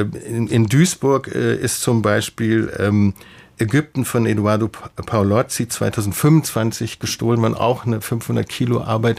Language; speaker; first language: German; native; German